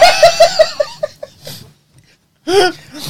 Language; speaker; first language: English; native; English